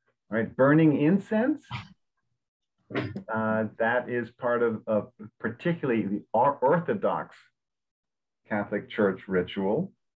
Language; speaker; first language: English; native; English